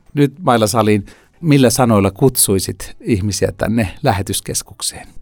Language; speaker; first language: Finnish; native; Finnish